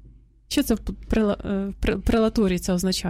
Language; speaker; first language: Ukrainian; native; Ukrainian